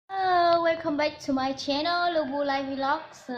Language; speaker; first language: English; non-native, learner; Vietnamese